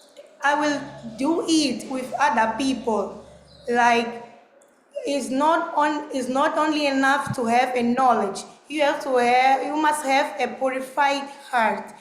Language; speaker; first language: English; non-native, learner; Portuguese